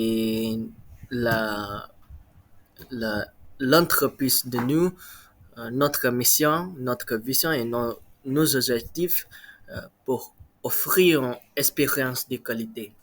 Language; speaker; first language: French; non-native, learner; Malay